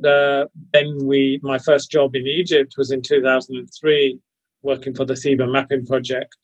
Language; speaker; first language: English; native; English